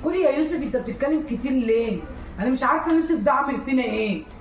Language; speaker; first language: Arabic; native; Arabic